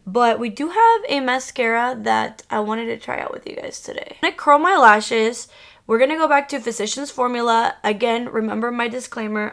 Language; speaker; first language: English; early bilingual, other home language; Spanish